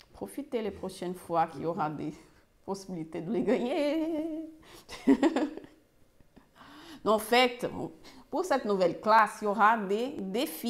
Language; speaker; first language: French; non-native, fluent; Portuguese